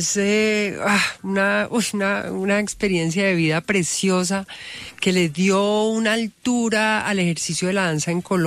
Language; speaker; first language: Spanish; native; Spanish